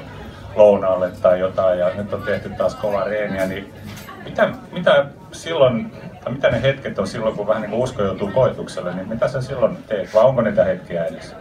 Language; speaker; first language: Finnish; native; Finnish